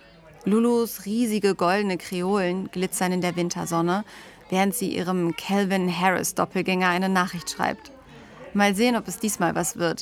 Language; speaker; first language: German; native; German